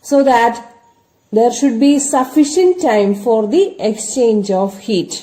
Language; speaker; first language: English; non-native, local second language; Malayalam